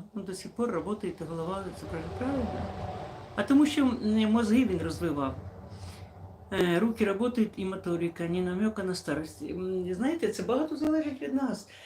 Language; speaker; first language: Ukrainian; non-native, local second language; Russian